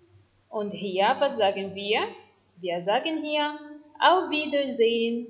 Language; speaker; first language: German; non-native, fluent; Arabic